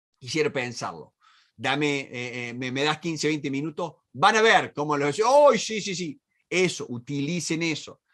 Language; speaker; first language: Spanish; native; Spanish